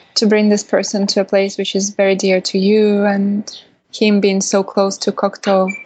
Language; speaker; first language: English; non-native, fluent; Russian